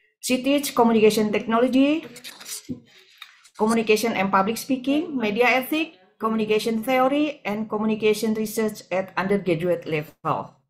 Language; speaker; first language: English; non-native, fluent; Indonesian